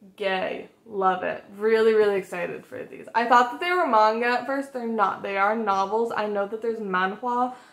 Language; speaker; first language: English; native; English